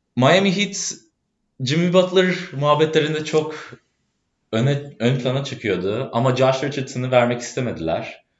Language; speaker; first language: Turkish; early bilingual, heritage; Turkish